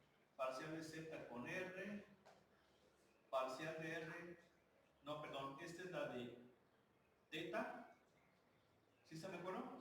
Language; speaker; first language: Spanish; native; Spanish